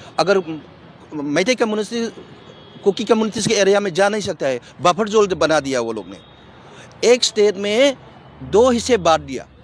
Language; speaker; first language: Hindi; non-native, local second language; Manipuri